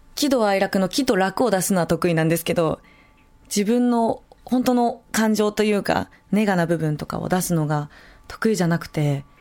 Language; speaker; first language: Japanese; native; Japanese